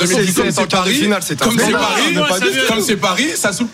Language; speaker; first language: French; native; French